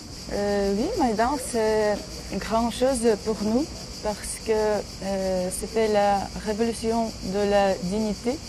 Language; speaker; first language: French; non-native, learner; Ukrainian